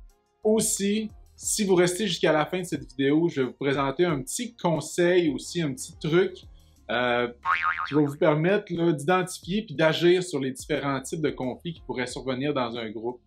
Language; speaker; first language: French; native; French